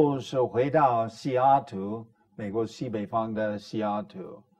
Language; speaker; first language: Chinese; non-native, fluent; English